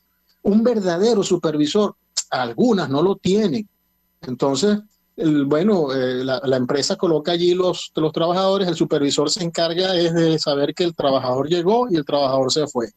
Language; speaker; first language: Spanish; native; Spanish